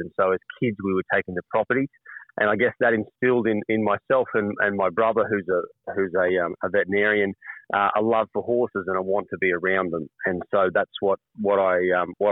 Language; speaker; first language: English; native; English